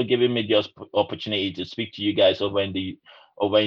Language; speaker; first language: English; non-native, local second language; Igbo